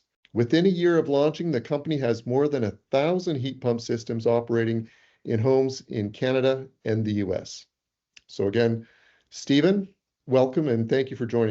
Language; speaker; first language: English; native; English